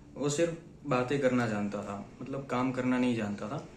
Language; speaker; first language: Hindi; non-native, local second language; Gujarati